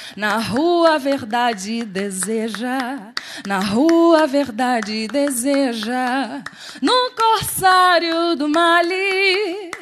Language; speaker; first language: Portuguese; native; Portuguese